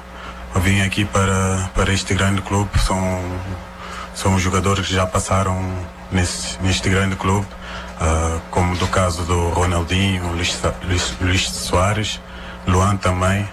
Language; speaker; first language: Portuguese; non-native, local second language; Kabuverdianu